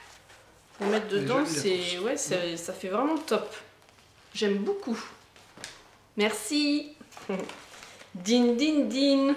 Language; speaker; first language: French; native; French